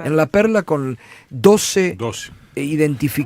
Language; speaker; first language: Spanish; native; Spanish